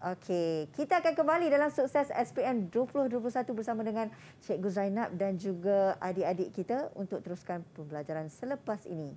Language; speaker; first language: Malay; native; Malay